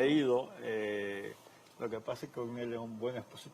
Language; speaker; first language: Spanish; native; Spanish